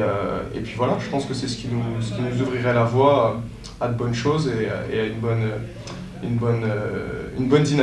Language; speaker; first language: French; native; French